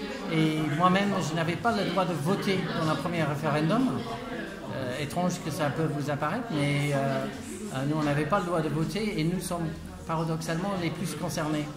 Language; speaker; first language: French; non-native, fluent; English